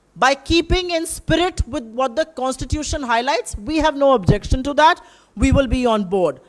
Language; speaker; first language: English; non-native, local second language; Hindi